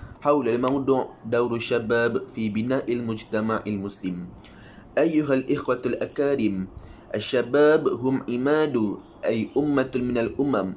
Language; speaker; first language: Arabic; non-native, learner; Malay